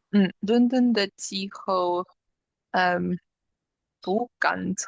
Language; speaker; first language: Chinese; non-native, learner; English